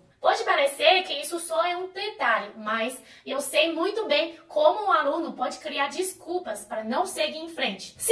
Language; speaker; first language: Portuguese; non-native, fluent; Chinese